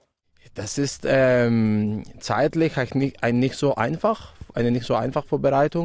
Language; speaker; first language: German; non-native, fluent; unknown